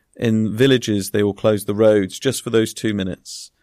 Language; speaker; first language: English; native; English